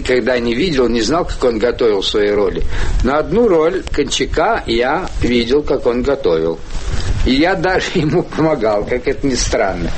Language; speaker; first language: Russian; native; Russian